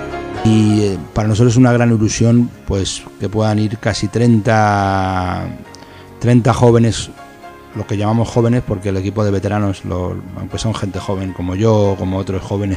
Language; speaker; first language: Spanish; native; Spanish